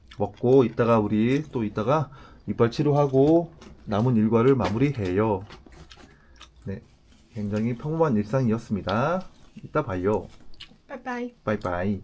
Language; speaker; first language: Korean; native; Korean